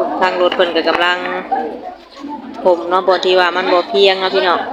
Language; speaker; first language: Thai; non-native, local second language; Lao